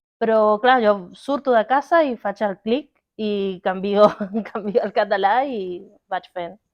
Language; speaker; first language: Catalan; non-native, learner; Spanish